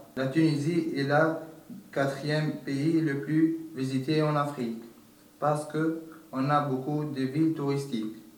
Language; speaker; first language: French; non-native, local second language; Arabic